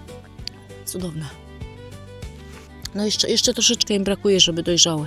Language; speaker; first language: Polish; native; Polish